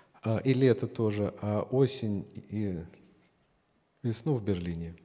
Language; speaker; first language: Russian; native; Russian